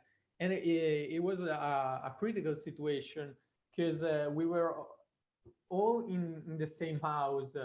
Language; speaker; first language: English; non-native, fluent; Italian